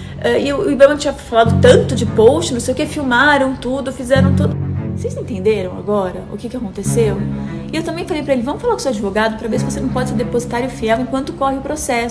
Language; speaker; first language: Portuguese; native; Portuguese